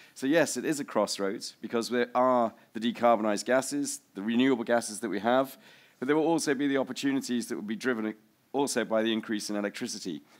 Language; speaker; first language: English; native; English